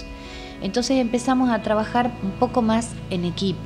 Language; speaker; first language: Spanish; native; Spanish